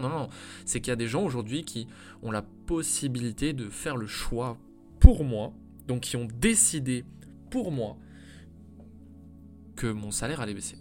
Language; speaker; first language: French; native; French